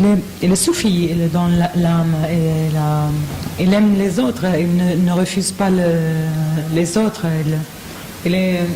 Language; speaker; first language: French; non-native, learner; Arabic